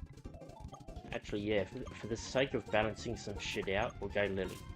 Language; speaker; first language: English; native; English